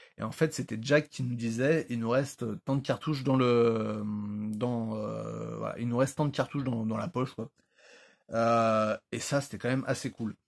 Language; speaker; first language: French; native; French